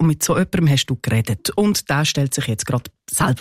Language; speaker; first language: German; native; German